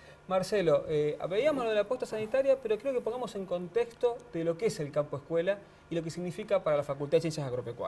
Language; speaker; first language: Spanish; native; Spanish